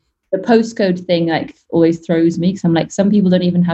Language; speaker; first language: English; native; English